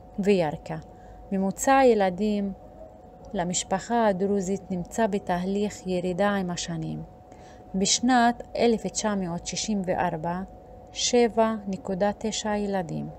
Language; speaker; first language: Hebrew; non-native, local second language; Arabic